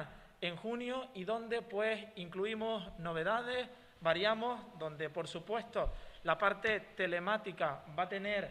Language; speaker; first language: Spanish; native; Spanish